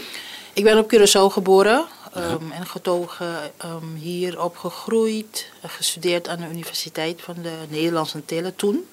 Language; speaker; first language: Dutch; non-native, local second language; Papiamento